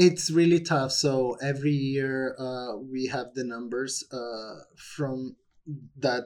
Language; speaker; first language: English; non-native, fluent; Portuguese